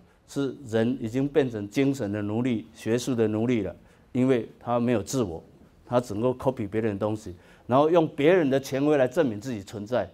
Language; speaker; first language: Chinese; native; Chinese